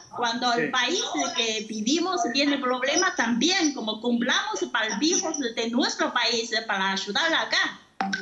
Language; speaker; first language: Spanish; non-native, fluent; Chinese